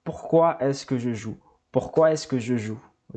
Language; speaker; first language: French; non-native, fluent; Portuguese